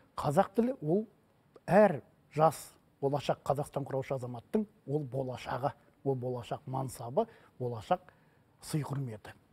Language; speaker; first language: Kazakh; non-native, local second language; Russian